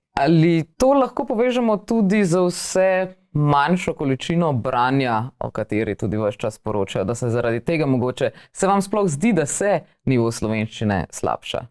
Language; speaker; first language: Slovenian; native; Slovenian